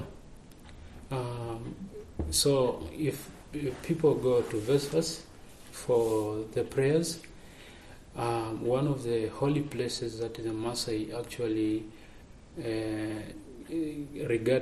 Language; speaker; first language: English; non-native, local second language; Masai